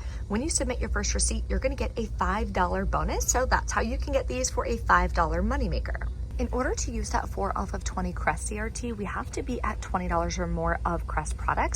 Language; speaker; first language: English; native; English